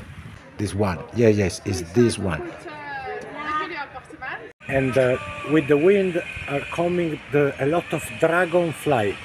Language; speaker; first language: English; non-native, learner; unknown